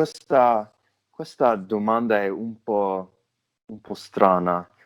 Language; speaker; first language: Italian; non-native, learner; English